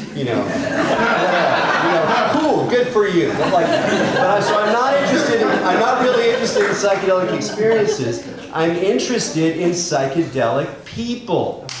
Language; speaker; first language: English; native; English